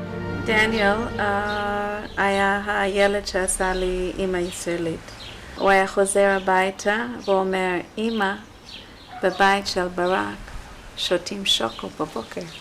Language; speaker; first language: Hebrew; non-native, fluent; English